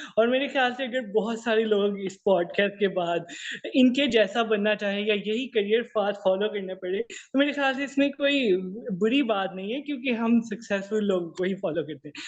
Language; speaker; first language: Urdu; non-native, local second language; Punjabi